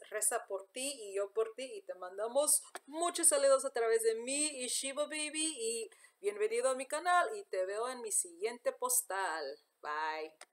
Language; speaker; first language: Spanish; early bilingual, heritage; English